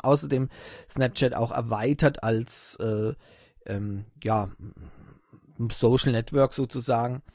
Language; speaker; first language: German; native; German